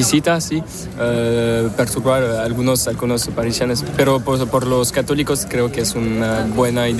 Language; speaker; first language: Spanish; non-native, learner; French